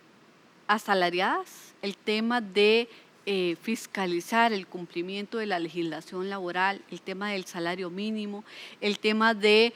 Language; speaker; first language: Spanish; native; Spanish